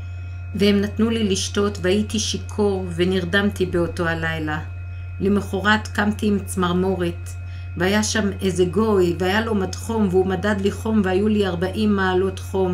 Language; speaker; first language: Hebrew; non-native, fluent; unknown